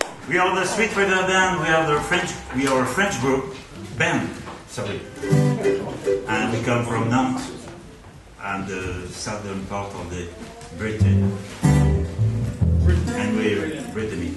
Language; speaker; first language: English; non-native, learner; French